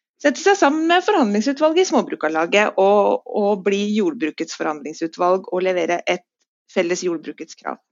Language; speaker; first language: Norwegian; native; Norwegian